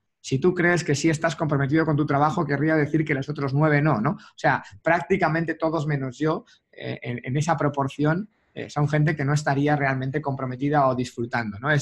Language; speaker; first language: Spanish; native; Spanish